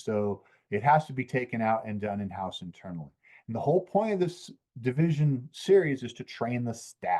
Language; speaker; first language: English; native; English